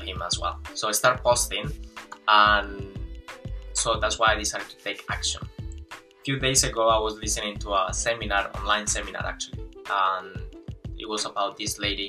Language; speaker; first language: English; non-native, fluent; Spanish